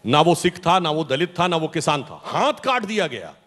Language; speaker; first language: Hindi; native; Hindi